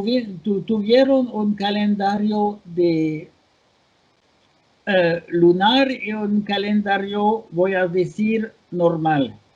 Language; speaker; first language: Spanish; non-native, fluent; French